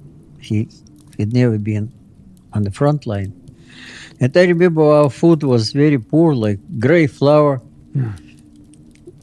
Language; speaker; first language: English; non-native, fluent; Russian